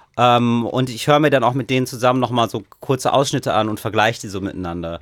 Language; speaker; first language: German; native; German